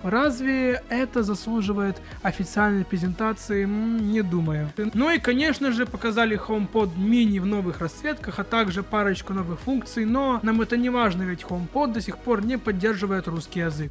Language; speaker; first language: Russian; native; Russian